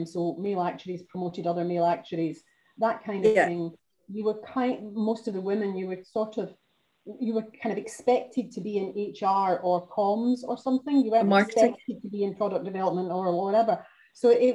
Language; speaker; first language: English; native; English